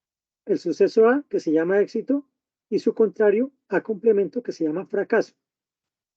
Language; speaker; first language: Spanish; native; Spanish